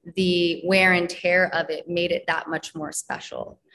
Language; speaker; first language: English; native; English